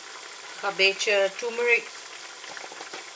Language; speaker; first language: Dutch; non-native, learner; Malay